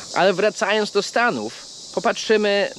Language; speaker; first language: Polish; non-native, fluent; English